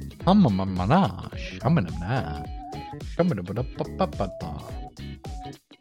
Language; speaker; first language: English; non-native, fluent; German